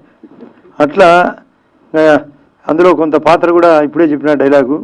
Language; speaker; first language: Telugu; native; Telugu